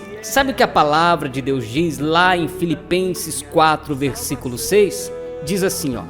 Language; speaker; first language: Portuguese; native; Portuguese